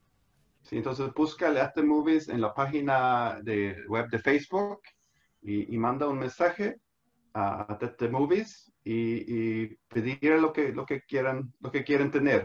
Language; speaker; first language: Spanish; non-native, fluent; Swedish